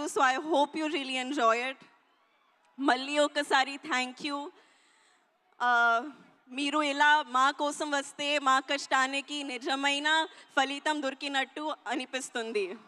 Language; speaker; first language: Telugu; non-native, learner; Hindi